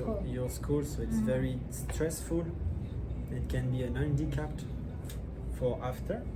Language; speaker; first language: English; non-native, learner; French